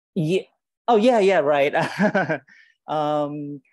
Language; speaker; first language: English; non-native, learner; Korean